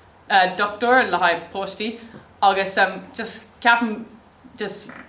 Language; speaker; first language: Irish; non-native, local second language; English